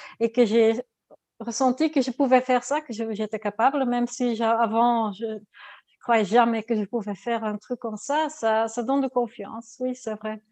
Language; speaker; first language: French; non-native, learner; Dutch